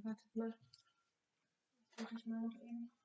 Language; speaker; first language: German; non-native, fluent; French